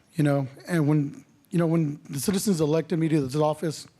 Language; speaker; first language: English; native; English